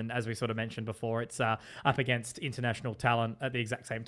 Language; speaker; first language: English; native; English